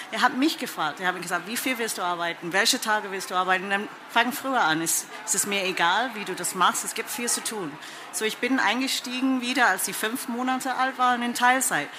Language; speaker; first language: German; non-native, fluent; English